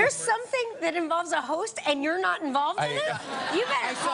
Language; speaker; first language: English; native; English